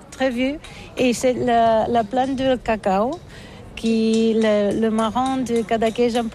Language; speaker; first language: French; non-native, learner; Catalan